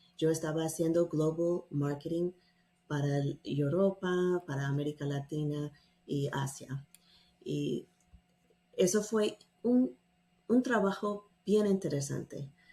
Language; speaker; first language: Spanish; non-native, fluent; English